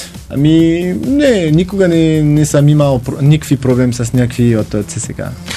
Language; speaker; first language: Bulgarian; non-native, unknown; French